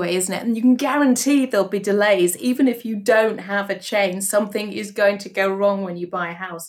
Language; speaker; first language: English; native; English